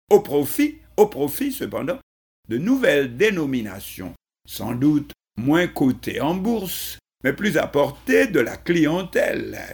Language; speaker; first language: French; non-native, local second language; Haitian Creole